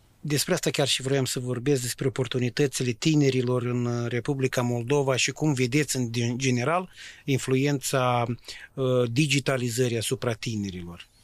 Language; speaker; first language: Romanian; native; Romanian